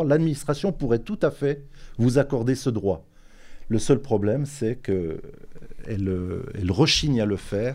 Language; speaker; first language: French; native; French